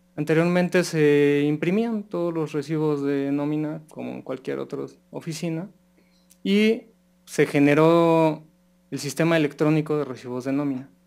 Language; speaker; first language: Spanish; native; Spanish